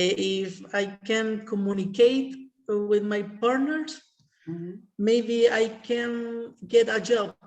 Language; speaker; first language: English; non-native, learner; Spanish